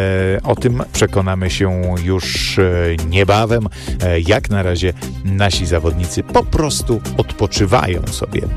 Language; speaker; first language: Polish; native; Polish